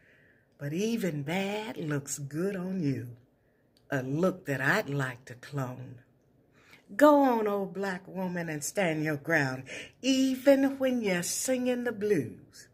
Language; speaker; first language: English; native; English